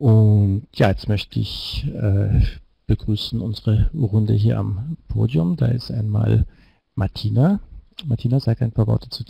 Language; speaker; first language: German; native; German